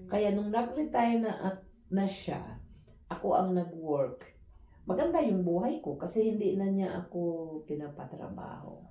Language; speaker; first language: Filipino; non-native, local second language; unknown